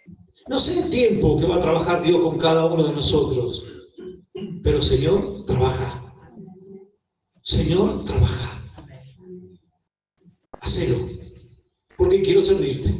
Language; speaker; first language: Spanish; native; Spanish